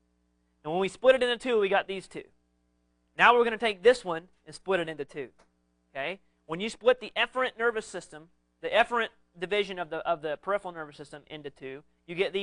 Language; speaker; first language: English; native; English